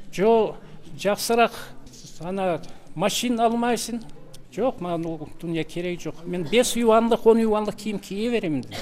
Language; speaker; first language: Kazakh; non-native, local second language; Russian